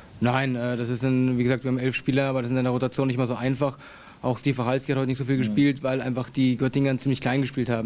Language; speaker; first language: German; native; German